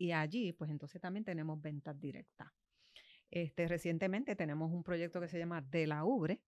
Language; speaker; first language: Spanish; native; Spanish